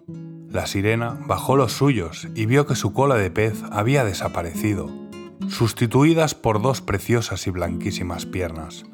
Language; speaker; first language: Spanish; native; Spanish